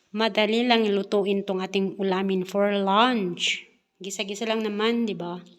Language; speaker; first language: Filipino; non-native, local second language; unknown